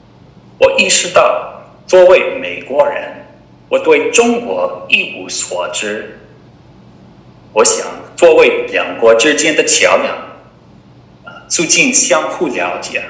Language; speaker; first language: Chinese; non-native, fluent; English